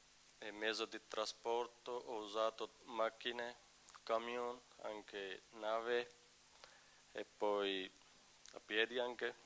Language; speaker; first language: Italian; non-native, learner; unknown